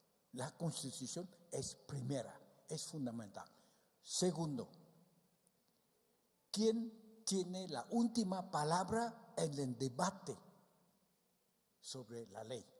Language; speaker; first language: Spanish; non-native, fluent; Vietnamese